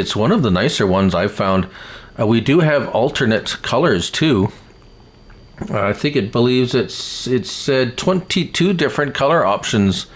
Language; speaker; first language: English; native; English